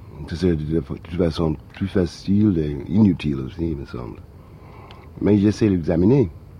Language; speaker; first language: French; non-native, fluent; English